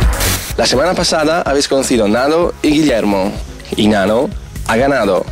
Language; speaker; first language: Spanish; native; Spanish